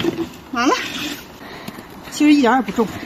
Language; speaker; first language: Chinese; native; Chinese